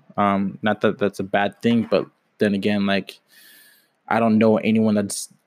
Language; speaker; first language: English; native; English